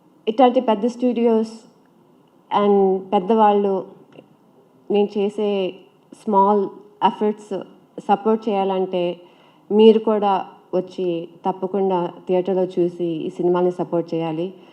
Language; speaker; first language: Telugu; early bilingual, heritage; Telugu